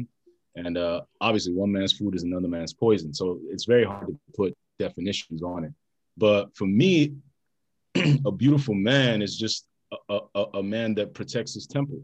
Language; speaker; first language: English; non-native, local second language; Yoruba